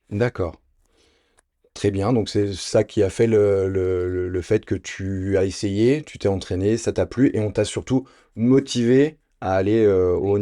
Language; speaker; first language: French; native; French